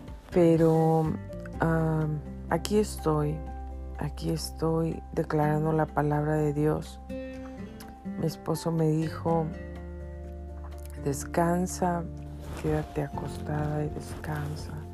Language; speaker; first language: Spanish; native; Spanish